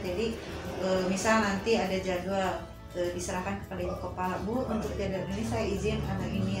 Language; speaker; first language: Indonesian; non-native, local second language; Sundanese